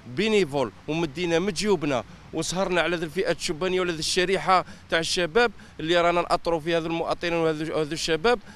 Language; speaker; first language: Arabic; native; Arabic